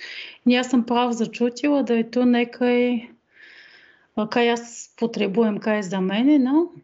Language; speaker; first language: Slovenian; non-native, fluent; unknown